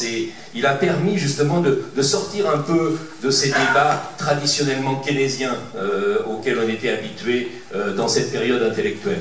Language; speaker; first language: French; native; French